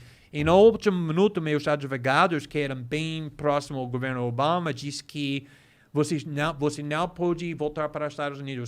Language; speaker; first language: Portuguese; non-native, fluent; English